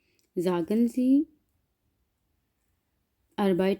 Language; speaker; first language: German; non-native, learner; Urdu